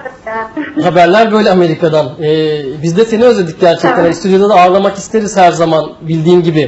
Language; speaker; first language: Turkish; native; Turkish